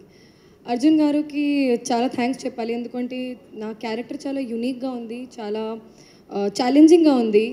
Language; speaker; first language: Telugu; non-native, learner; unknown